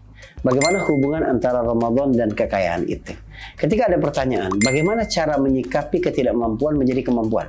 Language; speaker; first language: Indonesian; native; Indonesian